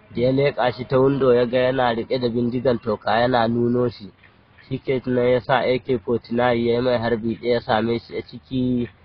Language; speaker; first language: Hausa; non-native, local second language; Fula